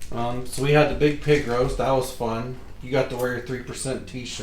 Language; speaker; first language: English; native; English